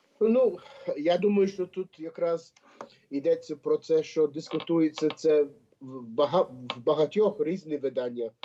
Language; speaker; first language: Ukrainian; early bilingual, heritage; Ukrainian